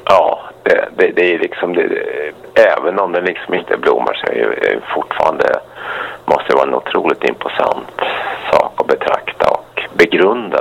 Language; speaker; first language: Swedish; native; Swedish